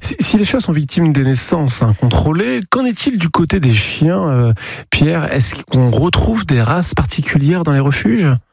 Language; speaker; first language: French; native; French